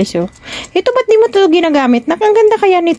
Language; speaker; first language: Filipino; native; Filipino